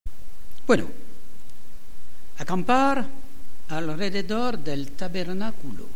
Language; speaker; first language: Spanish; non-native, learner; French